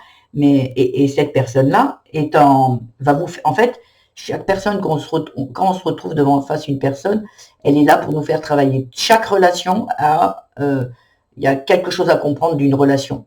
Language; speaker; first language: French; native; French